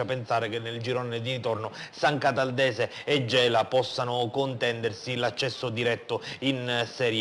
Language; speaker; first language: Italian; native; Italian